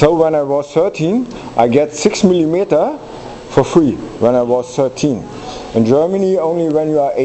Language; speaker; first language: English; non-native, learner; German